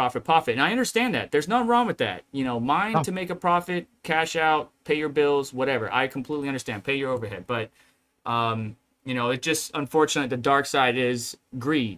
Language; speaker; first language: English; native; English